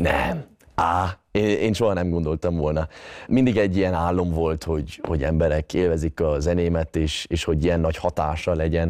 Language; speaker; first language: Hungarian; early bilingual, other home language; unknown